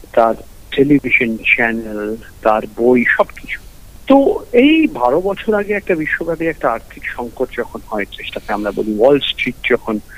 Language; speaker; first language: Bangla; early bilingual, heritage; Bangla